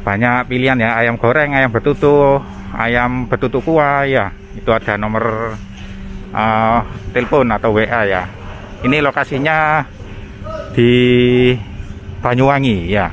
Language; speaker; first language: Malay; non-native, local second language; Javanese